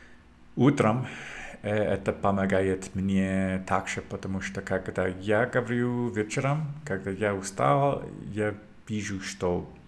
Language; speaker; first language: Russian; non-native, learner; English